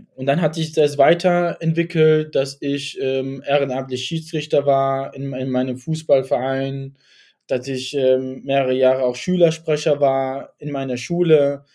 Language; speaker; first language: German; early bilingual, other home language; Kurdish